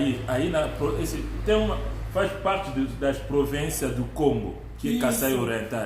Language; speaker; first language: Portuguese; non-native, learner; Luba-Lulua